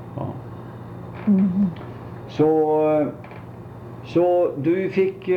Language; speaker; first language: Swedish; native; Swedish